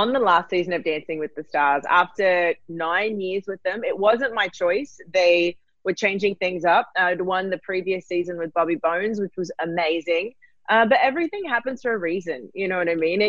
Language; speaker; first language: English; native; English